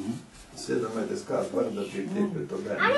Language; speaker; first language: Latvian; native; Latvian